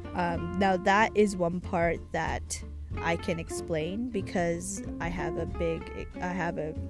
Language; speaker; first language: English; early bilingual, other home language; Japanese